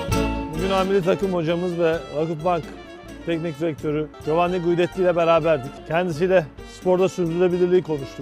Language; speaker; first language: Turkish; native; Turkish